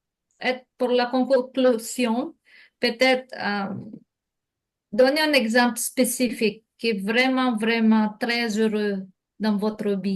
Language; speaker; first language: French; non-native, learner; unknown